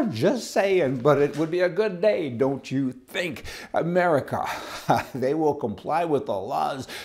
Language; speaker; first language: English; native; English